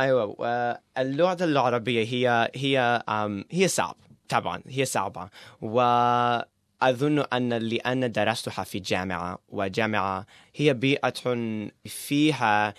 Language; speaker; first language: Arabic; non-native, learner; English